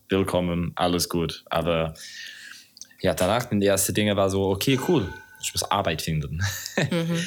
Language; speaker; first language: German; non-native, learner; English